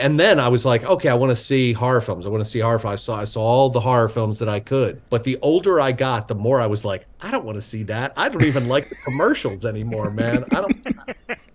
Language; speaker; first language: English; native; English